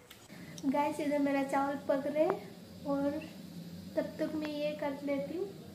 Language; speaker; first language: Hindi; non-native, local second language; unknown